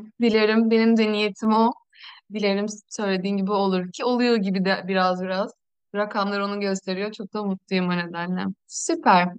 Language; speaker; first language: Turkish; native; Turkish